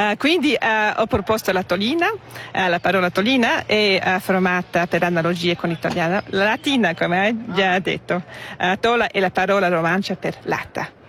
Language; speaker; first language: Italian; non-native, local second language; Romansh